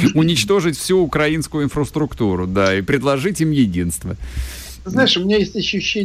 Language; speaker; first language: Russian; native; Russian